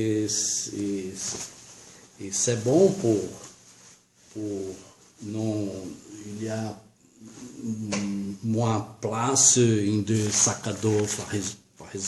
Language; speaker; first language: French; non-native, learner; Portuguese